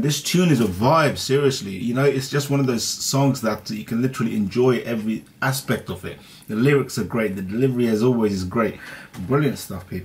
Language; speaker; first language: English; early bilingual, other home language; Urdu